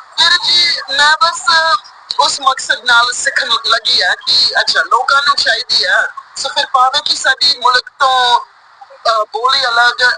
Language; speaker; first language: Punjabi; non-native, learner; English